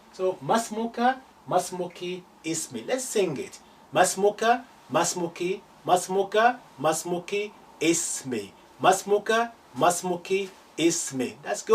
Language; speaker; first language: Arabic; non-native, fluent; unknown